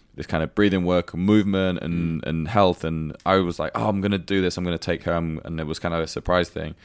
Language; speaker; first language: English; native; English